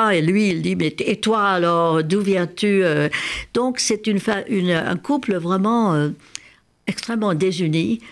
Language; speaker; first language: French; non-native, fluent; Hungarian